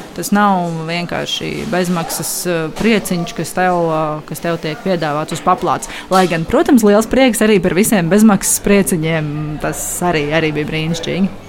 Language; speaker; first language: Latvian; native; Latvian